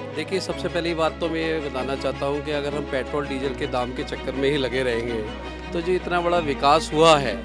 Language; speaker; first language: Hindi; native; Hindi